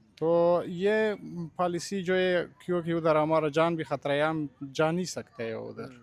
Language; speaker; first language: Urdu; non-native, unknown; Persian